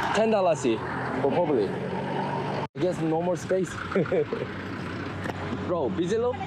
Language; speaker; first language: English; non-native, learner; Korean